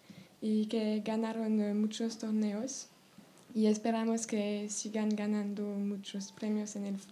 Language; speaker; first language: Spanish; non-native, learner; French